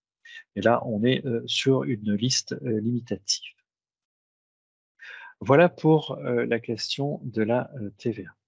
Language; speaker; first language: French; native; French